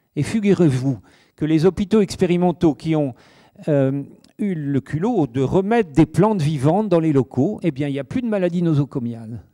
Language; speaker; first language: French; native; French